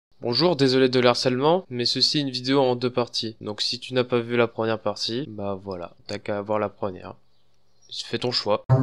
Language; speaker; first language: French; native; French